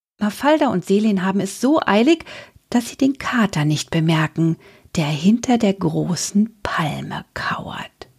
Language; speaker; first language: German; native; German